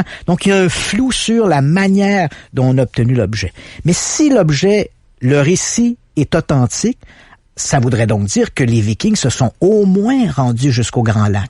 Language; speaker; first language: French; native; French